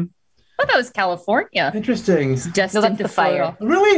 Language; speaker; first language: English; native; English